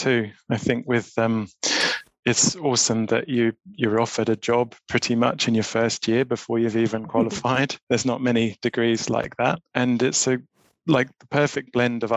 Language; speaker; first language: English; native; English